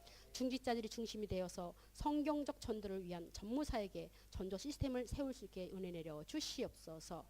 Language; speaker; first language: Korean; native; Korean